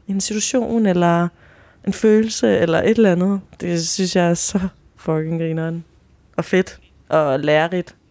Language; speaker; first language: Danish; early bilingual, other home language; Spanish